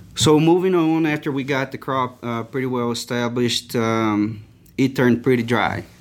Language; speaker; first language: English; non-native, fluent; Portuguese